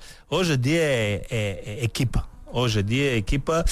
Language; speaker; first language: Portuguese; non-native, learner; Bulgarian